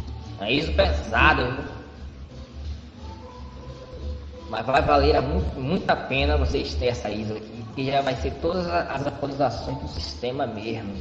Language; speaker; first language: Portuguese; native; Portuguese